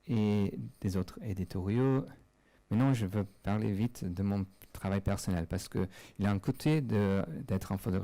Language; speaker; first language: French; non-native, fluent; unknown